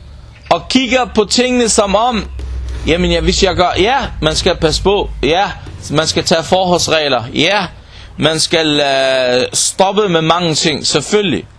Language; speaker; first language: Danish; non-native, local second language; Arabic